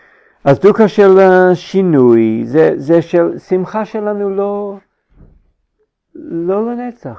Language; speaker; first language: Hebrew; non-native, fluent; English